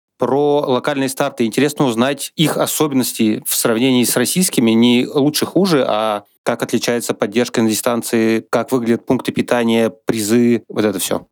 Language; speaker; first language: Russian; native; Russian